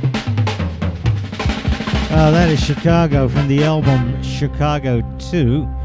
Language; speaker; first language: English; native; English